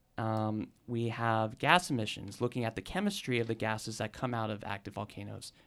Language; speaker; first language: English; native; English